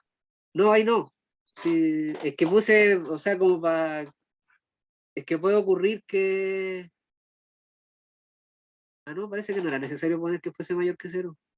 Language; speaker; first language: Spanish; native; Spanish